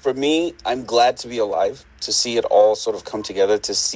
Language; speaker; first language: English; non-native, local second language; Yoruba